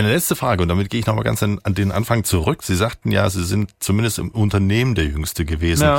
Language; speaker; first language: German; native; German